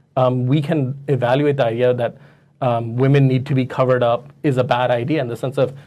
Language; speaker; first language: English; non-native, local second language; Urdu